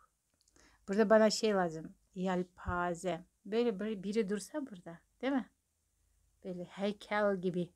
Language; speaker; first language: Turkish; non-native, fluent; Russian